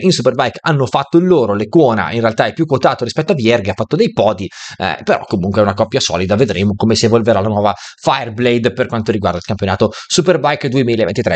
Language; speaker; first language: Italian; native; Italian